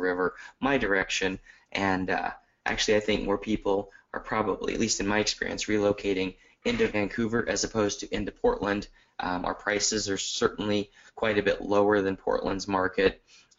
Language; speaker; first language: English; native; English